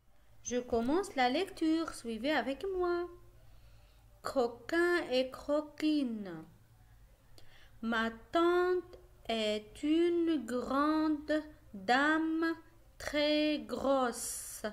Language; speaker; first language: French; non-native, local second language; Arabic